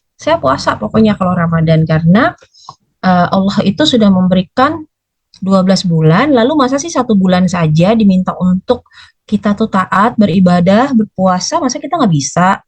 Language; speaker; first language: Indonesian; native; Indonesian